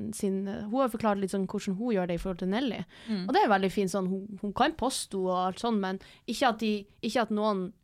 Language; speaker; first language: Norwegian; native; Norwegian